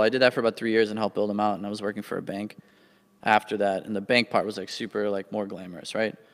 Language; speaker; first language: English; native; English